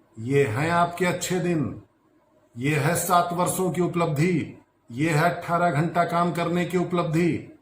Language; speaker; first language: Hindi; native; Hindi